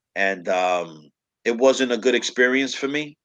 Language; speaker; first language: English; native; English